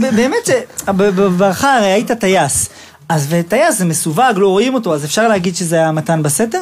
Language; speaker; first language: Hebrew; native; Hebrew